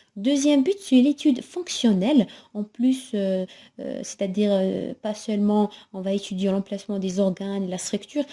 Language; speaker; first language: French; non-native, local second language; Arabic